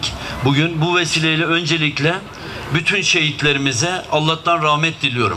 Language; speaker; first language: Turkish; native; Turkish